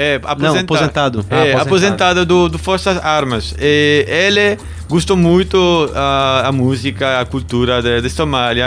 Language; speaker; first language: Portuguese; non-native, learner; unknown